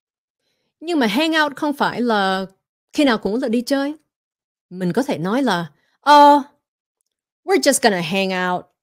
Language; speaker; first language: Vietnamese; early bilingual, heritage; Vietnamese